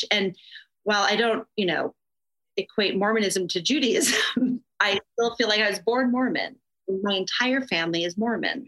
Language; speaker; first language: English; native; English